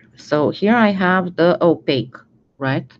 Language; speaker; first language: English; non-native, fluent; French